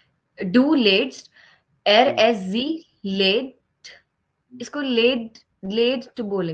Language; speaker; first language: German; non-native, learner; Hindi